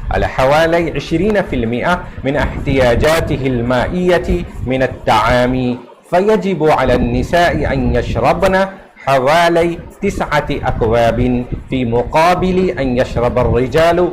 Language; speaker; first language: Arabic; non-native, fluent; Urdu